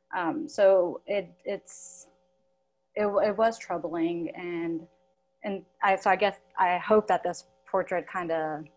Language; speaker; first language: English; native; English